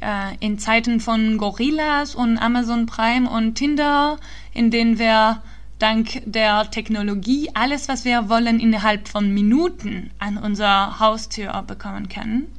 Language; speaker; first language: German; early bilingual, heritage; German